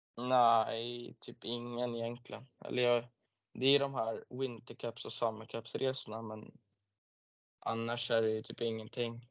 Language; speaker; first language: Swedish; native; Swedish